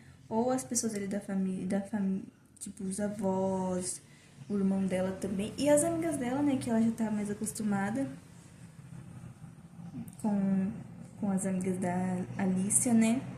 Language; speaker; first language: Portuguese; native; Portuguese